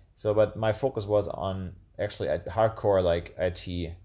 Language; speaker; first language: English; non-native, fluent; German